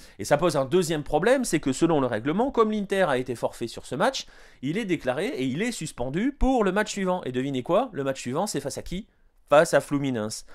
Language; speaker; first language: French; native; French